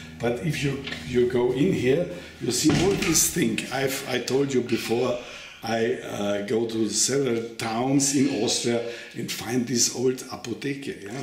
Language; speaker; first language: English; non-native, learner; German